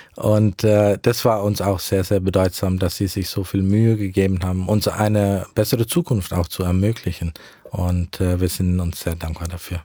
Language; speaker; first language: German; early bilingual, heritage; German